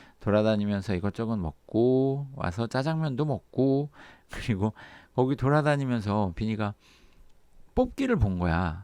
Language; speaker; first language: Korean; native; Korean